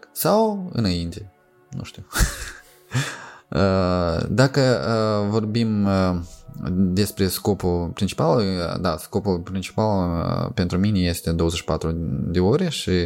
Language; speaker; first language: Romanian; non-native, local second language; Russian